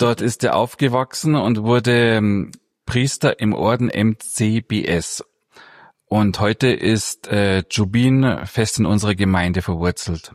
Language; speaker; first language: German; native; German